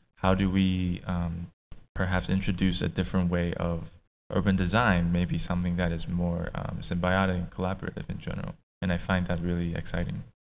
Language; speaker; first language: English; native; English